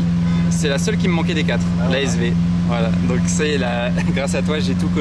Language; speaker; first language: French; native; French